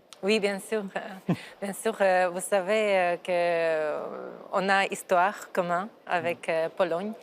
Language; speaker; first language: French; non-native, fluent; Ukrainian